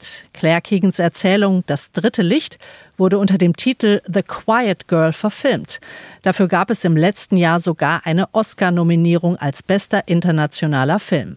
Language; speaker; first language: German; native; German